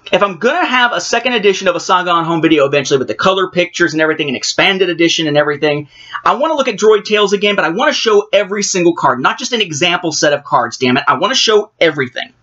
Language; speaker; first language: English; native; English